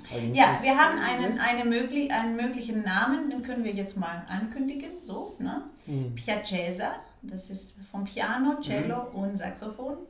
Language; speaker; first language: German; non-native, fluent; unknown